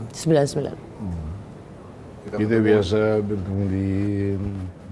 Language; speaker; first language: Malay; non-native, fluent; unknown